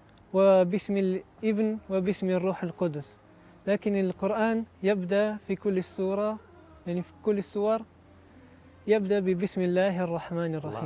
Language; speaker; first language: Arabic; non-native, learner; Italian